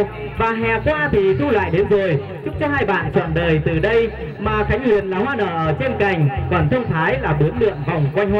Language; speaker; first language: Vietnamese; native; Vietnamese